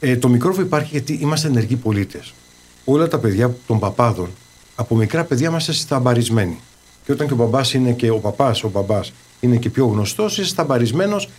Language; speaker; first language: Greek; early bilingual, heritage; Greek